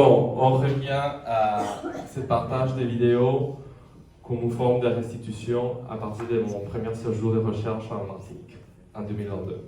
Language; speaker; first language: French; non-native, fluent; Spanish